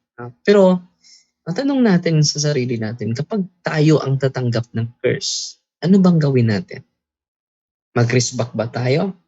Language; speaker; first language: Filipino; non-native, local second language; Cebuano